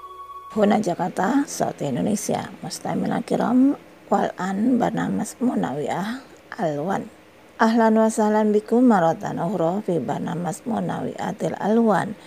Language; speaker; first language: Arabic; non-native, fluent; Indonesian